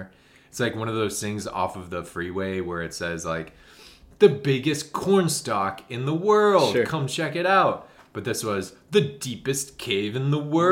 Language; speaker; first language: English; native; English